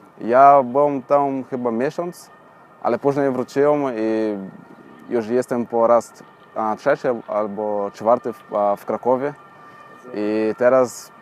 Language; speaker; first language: Polish; non-native, fluent; Portuguese